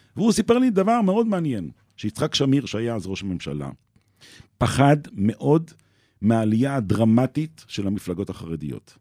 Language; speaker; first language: Hebrew; native; Hebrew